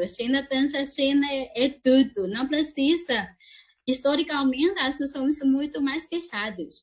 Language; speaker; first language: Portuguese; non-native, fluent; Chinese